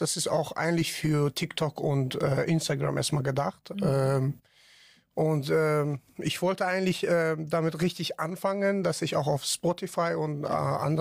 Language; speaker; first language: German; non-native, fluent; Persian